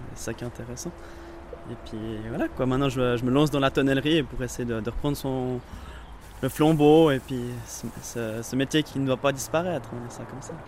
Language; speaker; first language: French; native; French